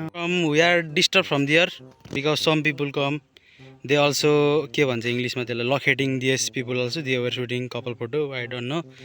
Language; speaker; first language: English; non-native, learner; Nepali